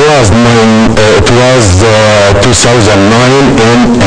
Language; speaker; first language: English; non-native, learner; Arabic